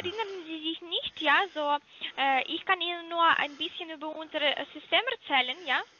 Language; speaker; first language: German; non-native, learner; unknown